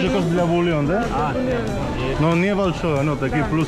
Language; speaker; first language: Russian; non-native, learner; Spanish